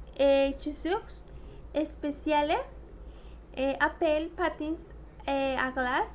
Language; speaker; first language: French; non-native, learner; Spanish